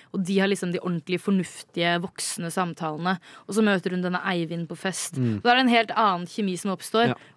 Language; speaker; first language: Norwegian; native; Norwegian